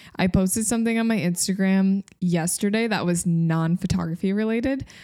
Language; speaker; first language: English; native; English